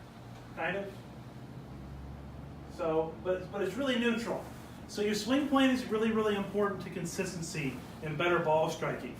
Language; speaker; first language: English; native; English